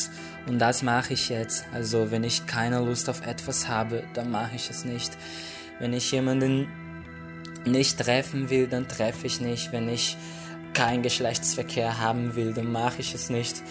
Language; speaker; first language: German; non-native, fluent; Portuguese